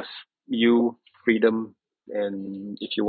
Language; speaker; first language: English; native; English